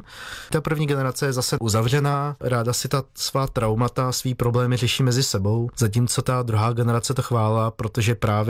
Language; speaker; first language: Czech; early bilingual, other home language; Vietnamese